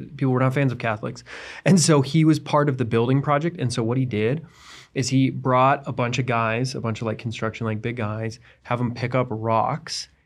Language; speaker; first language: English; native; English